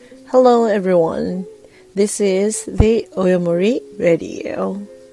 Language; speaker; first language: English; non-native, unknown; Japanese